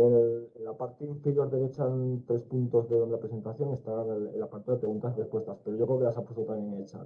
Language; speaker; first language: Spanish; native; Spanish